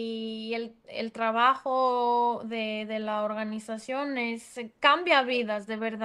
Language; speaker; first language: Spanish; non-native, fluent; Greek